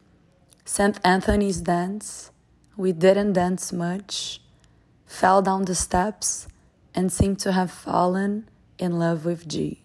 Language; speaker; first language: English; non-native, fluent; Portuguese